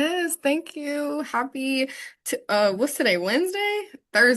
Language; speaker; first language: English; native; English